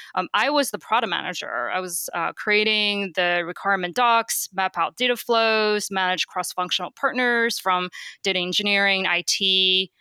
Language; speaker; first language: English; non-native, fluent; Chinese